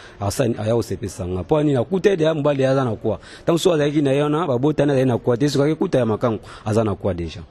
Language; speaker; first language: Lingala; non-native, local second language; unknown